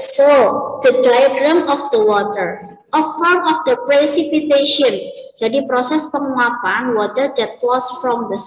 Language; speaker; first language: English; non-native, learner; Indonesian